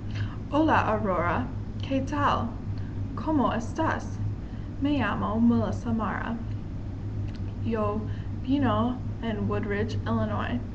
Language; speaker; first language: Spanish; non-native, learner; English